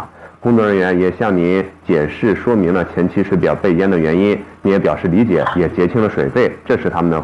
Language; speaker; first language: Chinese; native; Chinese